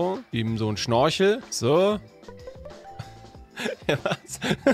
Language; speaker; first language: German; native; German